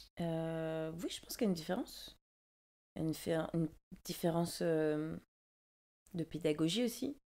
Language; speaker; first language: French; native; French